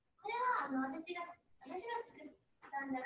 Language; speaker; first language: Japanese; non-native, learner; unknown